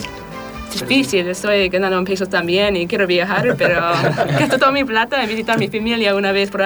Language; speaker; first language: Spanish; non-native, fluent; English